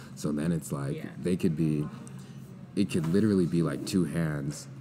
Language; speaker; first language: English; native; English